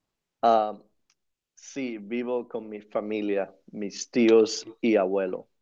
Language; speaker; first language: Spanish; early bilingual, other home language; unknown